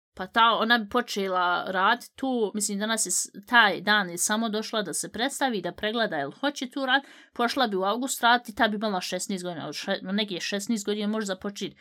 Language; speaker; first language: Bosnian; native; Bosnian